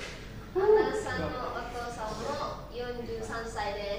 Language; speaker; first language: Japanese; non-native, learner; Indonesian